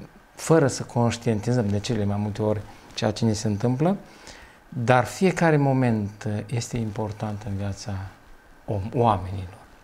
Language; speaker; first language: Romanian; native; Romanian